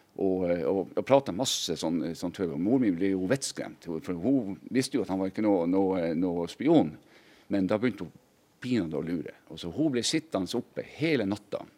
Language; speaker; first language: Norwegian; native; Norwegian